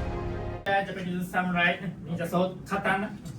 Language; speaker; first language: English; non-native, learner; Japanese